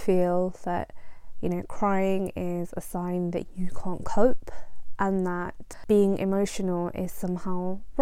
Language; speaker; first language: English; non-native, local second language; Punjabi